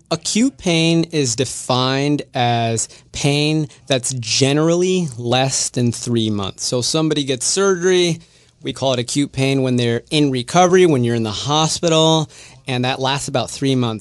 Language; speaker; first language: English; native; English